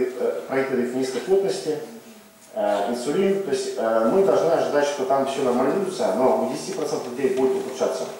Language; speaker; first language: Russian; native; Russian